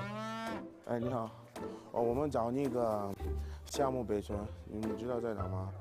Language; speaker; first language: Chinese; non-native, fluent; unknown